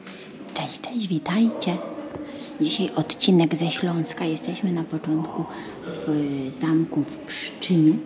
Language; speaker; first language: Polish; native; Polish